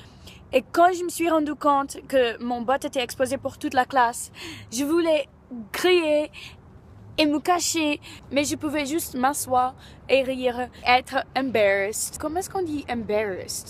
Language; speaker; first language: French; non-native, fluent; English